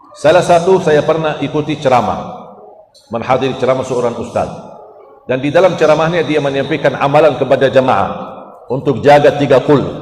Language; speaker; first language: Malay; non-native, fluent; Arabic